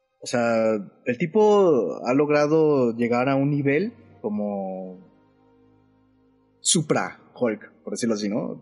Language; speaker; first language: Spanish; native; Spanish